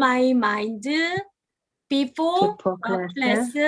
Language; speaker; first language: English; non-native, fluent; Korean